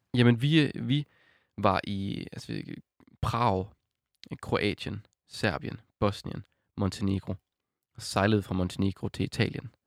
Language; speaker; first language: Danish; native; Danish